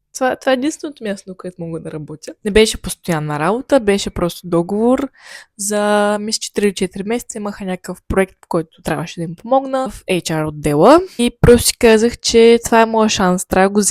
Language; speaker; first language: Bulgarian; native; Bulgarian